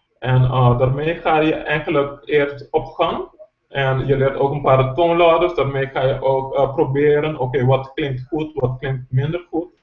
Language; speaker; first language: Dutch; non-native, local second language; Papiamento